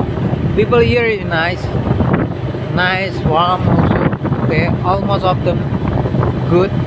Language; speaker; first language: English; non-native, learner; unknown